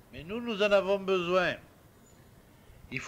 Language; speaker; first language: French; native; French